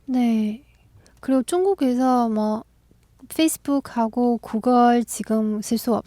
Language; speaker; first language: Korean; non-native, fluent; Chinese